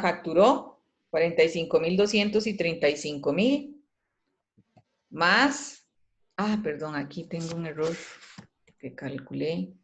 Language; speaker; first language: Spanish; native; Spanish